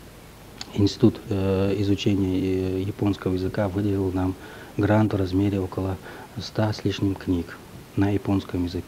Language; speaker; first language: Russian; non-native, local second language; Kyrgyz